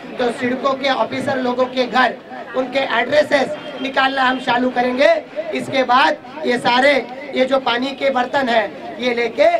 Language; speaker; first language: Hindi; non-native, local second language; Marathi